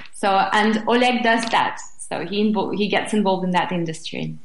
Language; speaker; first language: English; non-native, fluent; Russian